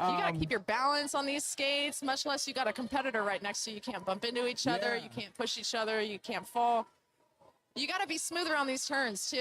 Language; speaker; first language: English; native; English